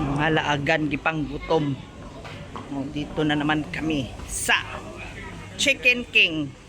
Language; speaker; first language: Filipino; non-native, local second language; Cebuano